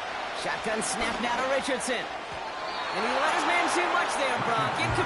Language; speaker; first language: English; native; English